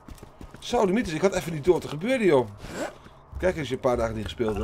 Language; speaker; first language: Dutch; native; Dutch